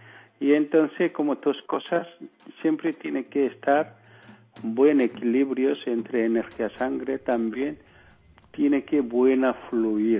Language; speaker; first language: Spanish; non-native, learner; Korean